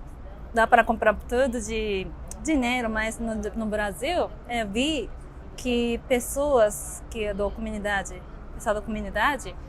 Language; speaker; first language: Portuguese; non-native, learner; Japanese